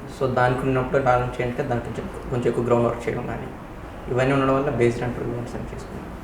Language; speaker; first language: Telugu; native; Telugu